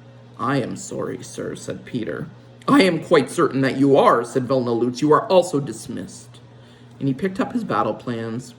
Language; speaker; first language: English; native; English